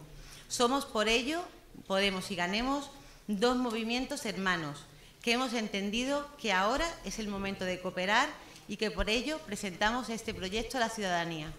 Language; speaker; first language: Spanish; native; Spanish